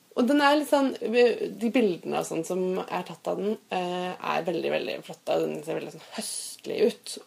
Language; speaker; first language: Norwegian; native; Norwegian